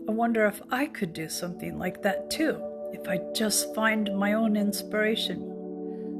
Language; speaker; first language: English; native; English